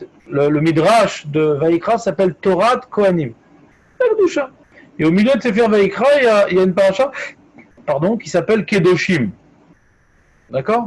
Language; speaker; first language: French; native; French